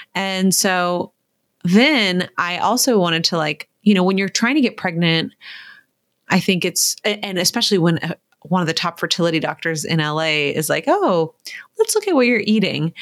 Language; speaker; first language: English; native; English